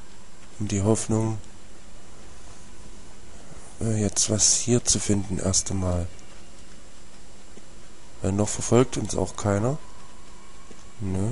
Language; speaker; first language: German; native; German